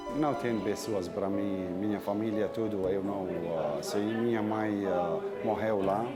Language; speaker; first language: Portuguese; non-native, learner; Arabic